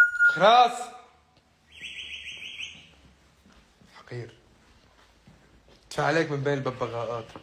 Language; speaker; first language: Arabic; native; Arabic